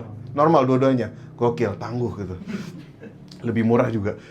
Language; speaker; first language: Indonesian; native; Indonesian